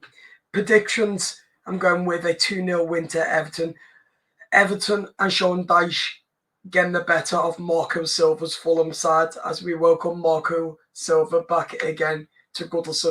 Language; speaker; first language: English; native; English